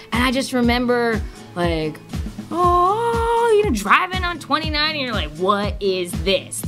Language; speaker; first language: English; native; English